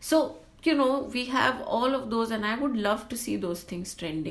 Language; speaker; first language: English; non-native, local second language; Gujarati